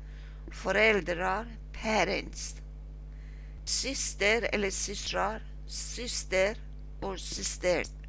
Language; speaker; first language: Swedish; non-native, fluent; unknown